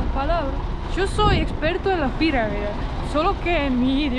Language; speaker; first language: Spanish; non-native, fluent; Estonian